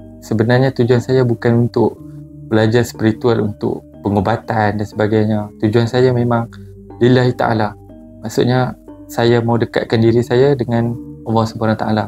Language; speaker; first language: Malay; native; Malay